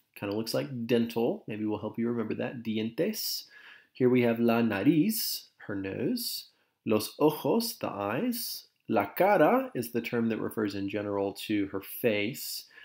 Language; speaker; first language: English; native; English